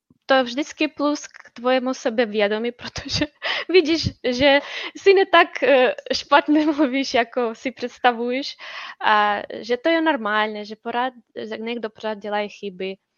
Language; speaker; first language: Czech; non-native, fluent; Ukrainian